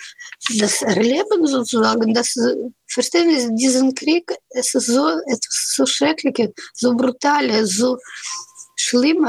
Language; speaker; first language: German; non-native, learner; Russian